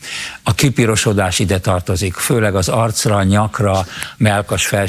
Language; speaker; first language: Hungarian; native; Hungarian